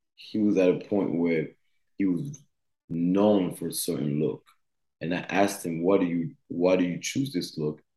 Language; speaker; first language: English; early bilingual, other home language; French